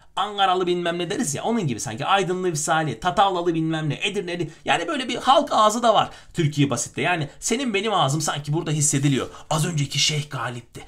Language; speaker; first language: Turkish; native; Turkish